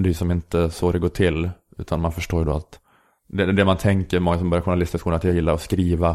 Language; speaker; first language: Swedish; native; Swedish